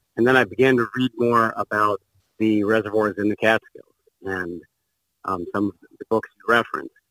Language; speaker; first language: English; native; English